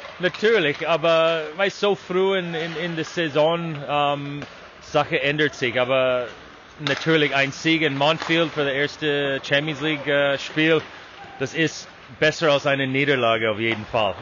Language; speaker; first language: German; non-native, learner; English